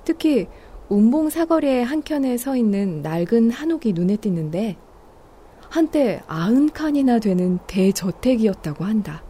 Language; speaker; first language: Korean; native; Korean